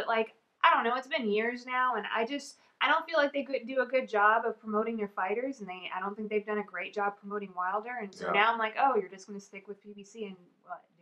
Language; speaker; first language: English; native; English